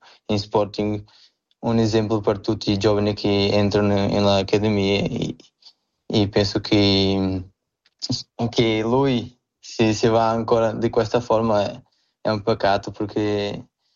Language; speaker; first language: Italian; non-native, learner; Portuguese